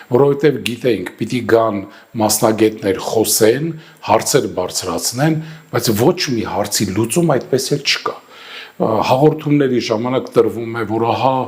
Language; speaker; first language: Armenian; native; Armenian